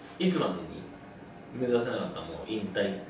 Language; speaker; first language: Japanese; native; Japanese